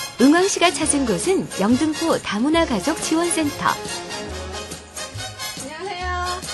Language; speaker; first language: Korean; native; Korean